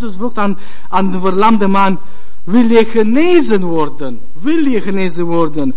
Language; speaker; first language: Dutch; non-native, learner; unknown